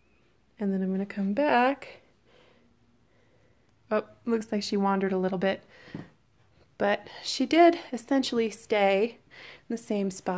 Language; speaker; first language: English; native; English